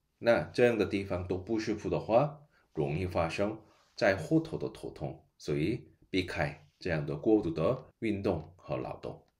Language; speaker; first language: Chinese; non-native, fluent; Korean